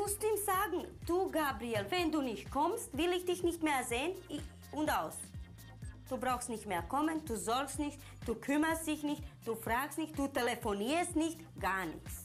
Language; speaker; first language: German; non-native, learner; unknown